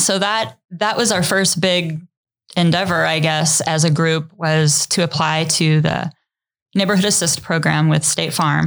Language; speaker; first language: English; native; English